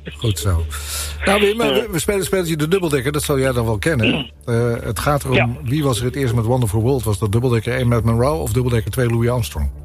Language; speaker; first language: Dutch; native; Dutch